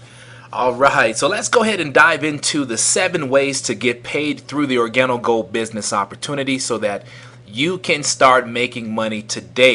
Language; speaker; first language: English; native; English